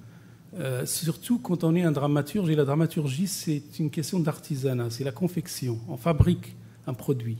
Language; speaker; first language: French; non-native, local second language; Arabic